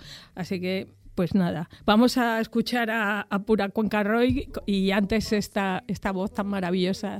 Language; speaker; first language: Spanish; native; Spanish